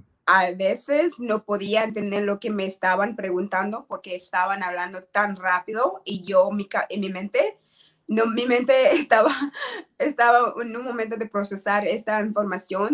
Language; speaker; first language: Spanish; non-native, learner; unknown